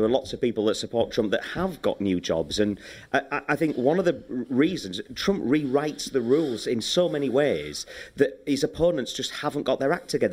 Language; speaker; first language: English; native; English